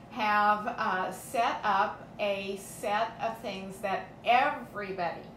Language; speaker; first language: English; native; English